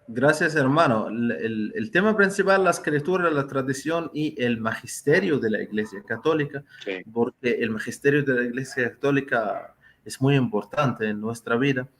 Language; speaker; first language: Spanish; non-native, fluent; Arabic